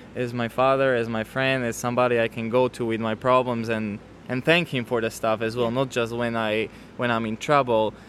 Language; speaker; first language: English; non-native, fluent; Slovak